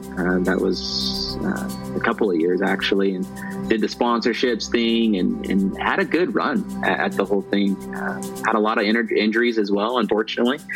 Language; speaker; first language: English; native; English